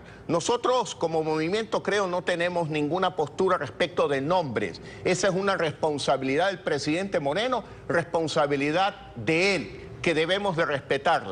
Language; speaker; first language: Spanish; native; Spanish